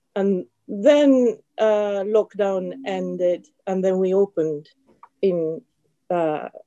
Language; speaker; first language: English; non-native, fluent; Japanese